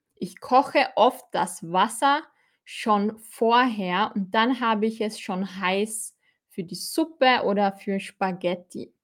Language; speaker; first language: German; native; German